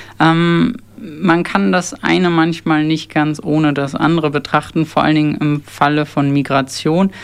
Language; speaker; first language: German; early bilingual, other home language; Turkish